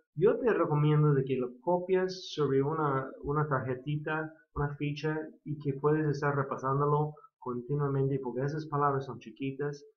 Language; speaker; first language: Spanish; non-native, fluent; English